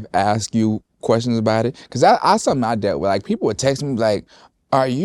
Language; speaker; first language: English; native; English